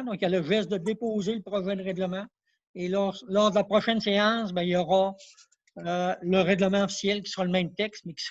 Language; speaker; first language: French; native; French